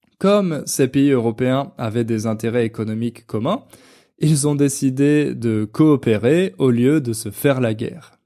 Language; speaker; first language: French; native; French